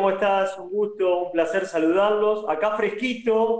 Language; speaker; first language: Spanish; native; Spanish